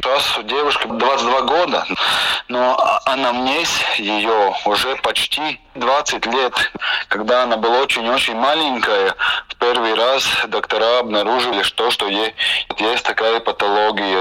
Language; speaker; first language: Russian; non-native, local second language; Latvian